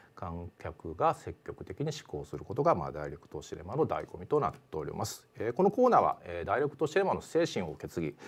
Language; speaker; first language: Japanese; native; Japanese